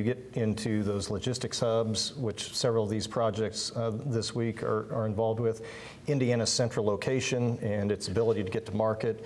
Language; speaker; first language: English; native; English